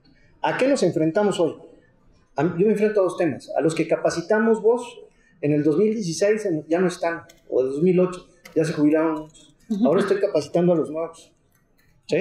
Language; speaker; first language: Spanish; native; Spanish